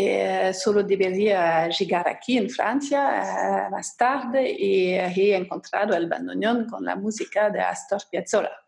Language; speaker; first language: Spanish; non-native, fluent; German